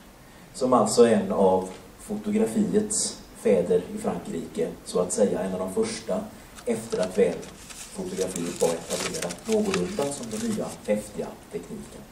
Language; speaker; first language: Swedish; native; Swedish